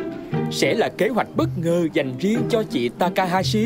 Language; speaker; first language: Vietnamese; native; Vietnamese